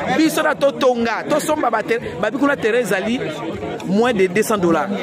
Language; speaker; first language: Lingala; non-native, local second language; Kongo